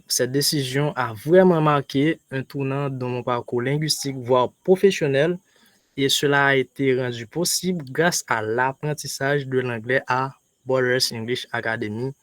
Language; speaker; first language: French; non-native, local second language; Haitian Creole